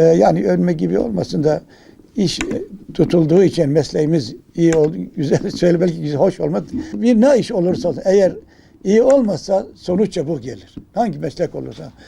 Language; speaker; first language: Turkish; native; Turkish